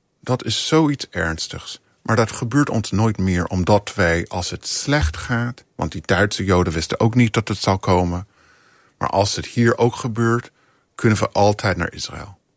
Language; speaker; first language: Dutch; non-native, fluent; English